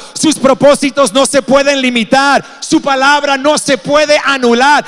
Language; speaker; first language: Spanish; non-native, fluent; English